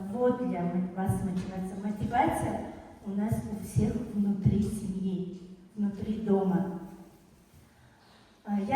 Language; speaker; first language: Russian; non-native, fluent; Tajik